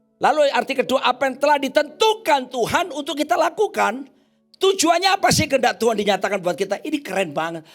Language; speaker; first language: Indonesian; native; Indonesian